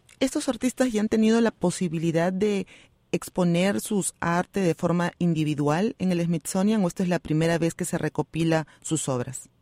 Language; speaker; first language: Spanish; native; Spanish